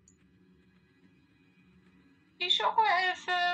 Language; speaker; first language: German; non-native, learner; English